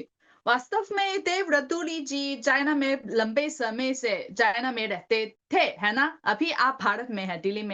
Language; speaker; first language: Hindi; non-native, learner; Chinese